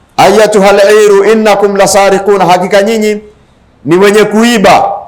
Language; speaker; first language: Swahili; native; Swahili